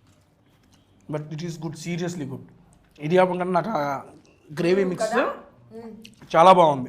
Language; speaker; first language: Telugu; native; Telugu